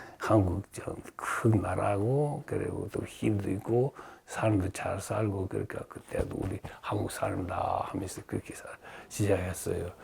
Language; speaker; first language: Korean; early bilingual, heritage; Russian